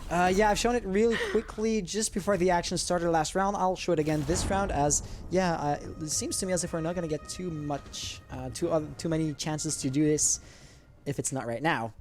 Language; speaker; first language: English; non-native, local second language; French